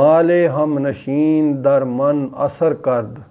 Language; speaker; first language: Persian; non-native, fluent; Urdu